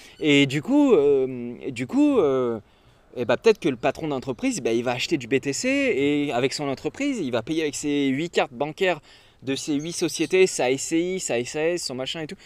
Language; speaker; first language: French; native; French